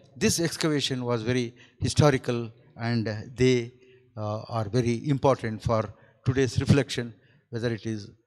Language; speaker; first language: English; non-native, local second language; Kannada